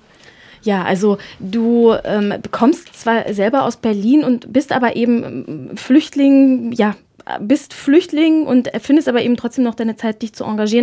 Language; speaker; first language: German; native; German